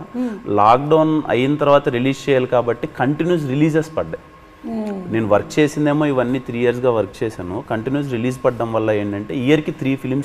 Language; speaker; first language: Telugu; native; Telugu